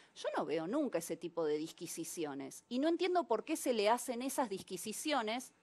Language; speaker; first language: Spanish; native; Spanish